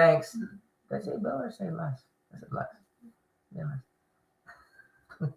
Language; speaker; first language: English; native; English